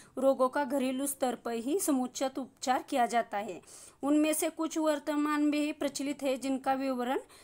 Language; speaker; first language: Hindi; non-native, local second language; Marathi